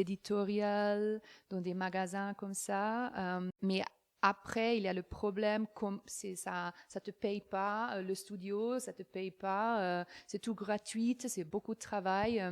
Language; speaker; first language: French; non-native, fluent; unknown